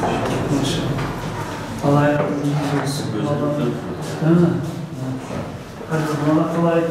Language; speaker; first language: Turkish; native; Turkish